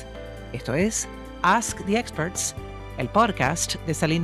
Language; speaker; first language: Spanish; native; Spanish